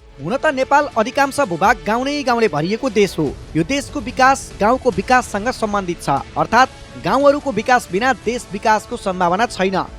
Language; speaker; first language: Nepali; native; Nepali